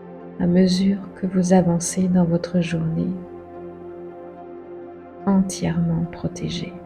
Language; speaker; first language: French; native; French